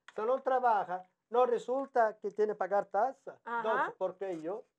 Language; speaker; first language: Spanish; non-native, learner; Italian